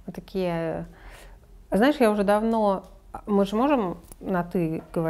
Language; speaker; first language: Russian; native; Russian